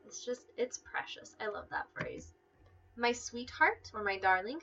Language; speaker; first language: English; native; English